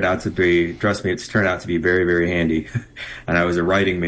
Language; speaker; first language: English; native; English